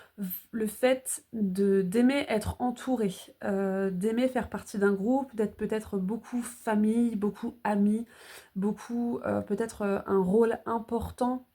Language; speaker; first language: French; native; French